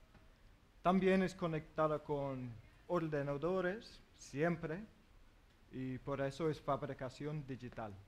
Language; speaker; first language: Spanish; non-native, learner; English